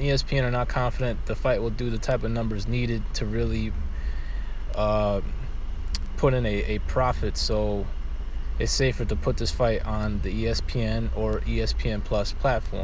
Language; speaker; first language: English; native; English